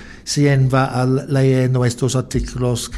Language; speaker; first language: Spanish; non-native, learner; English